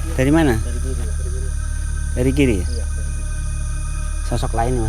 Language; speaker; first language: Indonesian; native; Indonesian